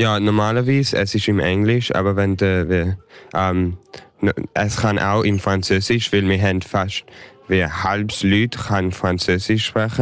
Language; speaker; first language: German; early bilingual, heritage; English